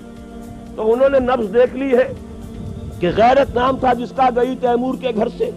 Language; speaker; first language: Urdu; native; Urdu